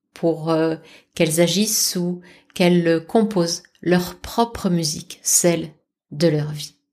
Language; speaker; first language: French; native; French